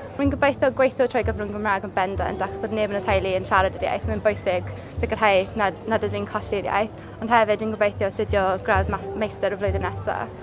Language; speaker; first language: Welsh; non-native, local second language; English